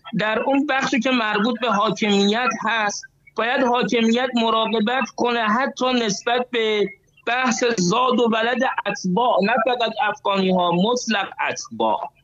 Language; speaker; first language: Persian; native; Persian